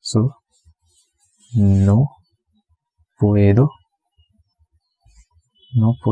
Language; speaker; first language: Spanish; non-native, learner; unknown